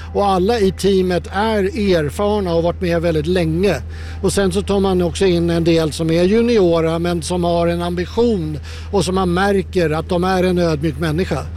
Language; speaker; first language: Swedish; native; Swedish